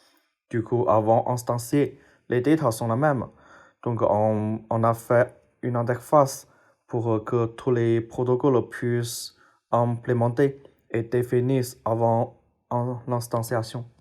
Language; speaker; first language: French; non-native, fluent; Chinese